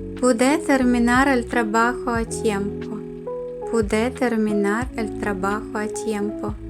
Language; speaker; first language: Spanish; non-native, fluent; Ukrainian